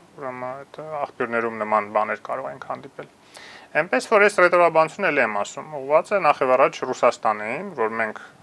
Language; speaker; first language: Armenian; native; Armenian